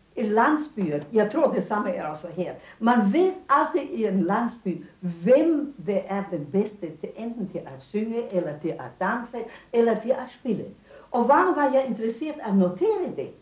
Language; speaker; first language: Danish; non-native, fluent; Romanian